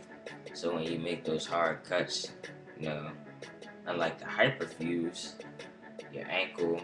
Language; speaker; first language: English; native; English